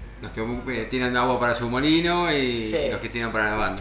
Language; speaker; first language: Spanish; native; Spanish